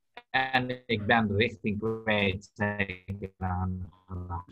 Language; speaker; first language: Dutch; non-native, learner; Indonesian